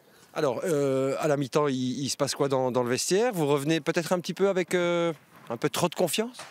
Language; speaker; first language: French; native; French